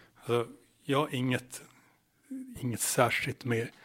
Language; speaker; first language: Swedish; native; Swedish